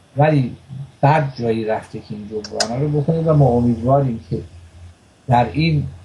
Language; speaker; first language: Persian; native; Persian